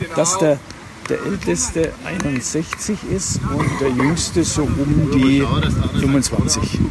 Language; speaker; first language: German; non-native, fluent; Latvian